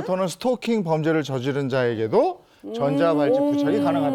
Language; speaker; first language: Korean; native; Korean